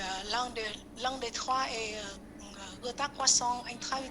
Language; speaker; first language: French; non-native, learner; Vietnamese